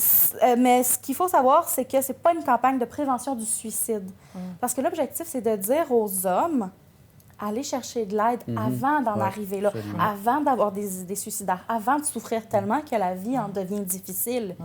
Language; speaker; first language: French; native; French